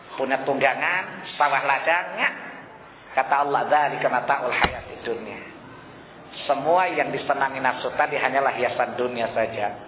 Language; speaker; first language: Indonesian; non-native, local second language; Sundanese